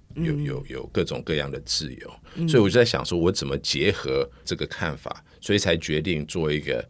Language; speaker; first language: Chinese; non-native, fluent; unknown